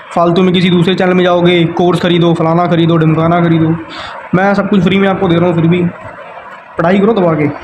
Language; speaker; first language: Hindi; native; Hindi